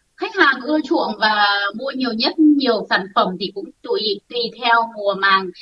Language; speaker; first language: Vietnamese; native; Vietnamese